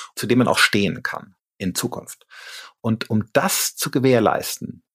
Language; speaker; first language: German; native; German